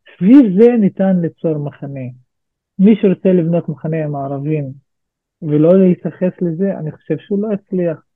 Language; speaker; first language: Hebrew; non-native, local second language; Arabic